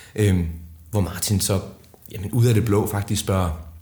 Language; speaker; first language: Danish; early bilingual, other home language; Icelandic